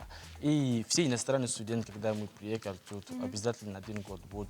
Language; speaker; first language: Russian; non-native, learner; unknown